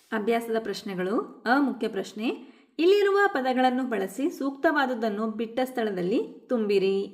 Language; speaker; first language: Kannada; native; Kannada